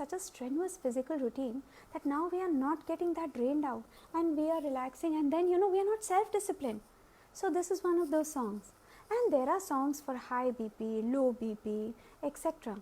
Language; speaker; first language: English; non-native, local second language; Hindi